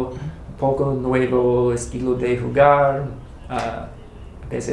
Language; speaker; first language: Spanish; non-native, learner; English